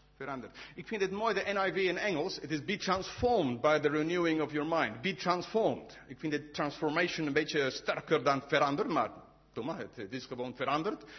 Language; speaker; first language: Dutch; non-native, fluent; English